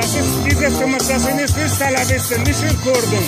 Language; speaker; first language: German; non-native, learner; Kurdish